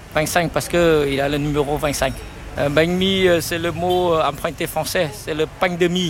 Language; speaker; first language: French; non-native, fluent; Vietnamese